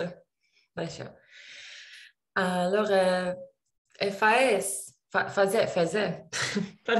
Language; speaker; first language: French; non-native, learner; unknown